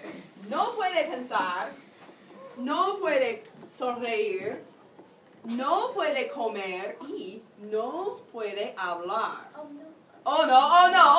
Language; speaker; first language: Spanish; non-native, fluent; English